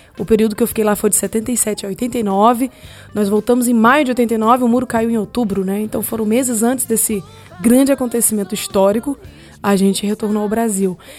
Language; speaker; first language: Portuguese; early bilingual, heritage; Portuguese